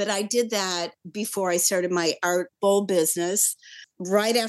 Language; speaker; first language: English; native; English